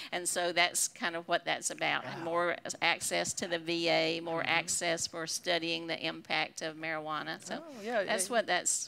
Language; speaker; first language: English; native; English